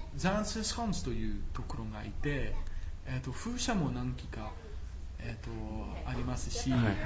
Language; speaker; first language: Japanese; non-native, fluent; Dutch